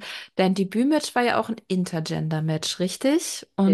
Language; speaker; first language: German; native; German